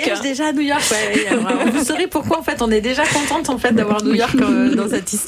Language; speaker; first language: French; native; French